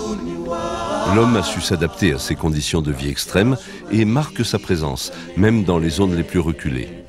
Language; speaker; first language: French; native; French